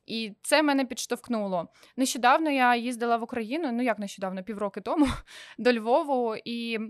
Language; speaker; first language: Ukrainian; non-native, local second language; Russian